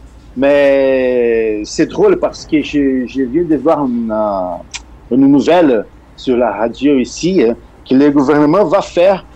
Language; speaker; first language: French; non-native, fluent; Portuguese